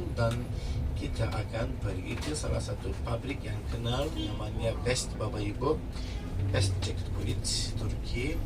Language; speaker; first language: Indonesian; non-native, fluent; Turkish